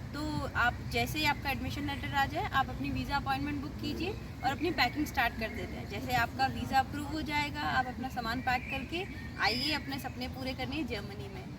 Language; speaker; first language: Hindi; native; Hindi